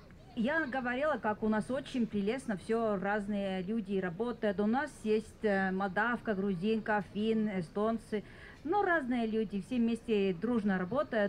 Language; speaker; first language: Russian; non-native, fluent; Estonian